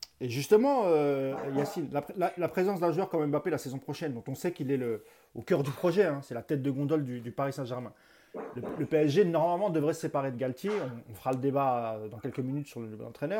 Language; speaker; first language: French; native; French